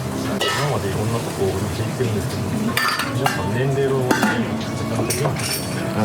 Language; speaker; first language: Japanese; native; Japanese